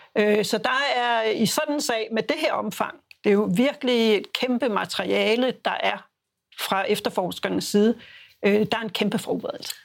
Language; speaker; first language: Danish; native; Danish